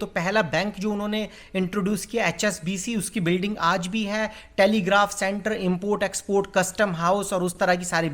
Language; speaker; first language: Hindi; native; Hindi